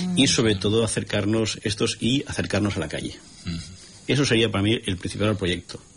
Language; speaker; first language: Spanish; non-native, local second language; Catalan